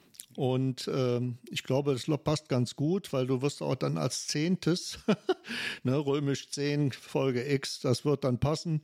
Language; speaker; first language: German; native; German